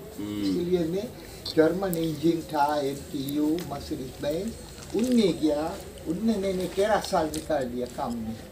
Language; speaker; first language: Hindi; early bilingual, heritage; Hindi